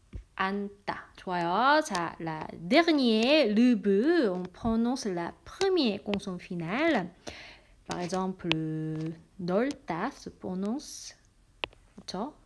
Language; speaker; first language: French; non-native, fluent; Korean